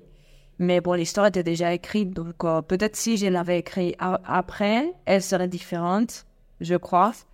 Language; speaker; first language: French; non-native, fluent; Spanish